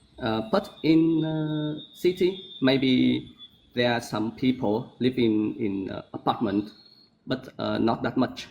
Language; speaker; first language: English; non-native, learner; Vietnamese